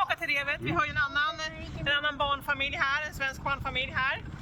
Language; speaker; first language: Swedish; native; Swedish